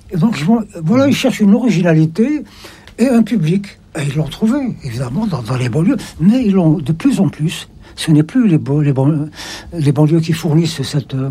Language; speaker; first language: French; non-native, local second language; Arabic